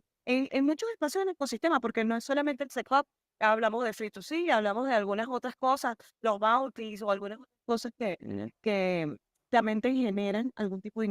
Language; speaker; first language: Spanish; native; Spanish